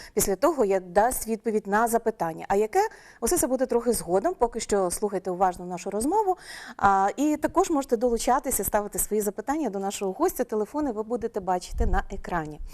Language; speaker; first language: Ukrainian; native; Ukrainian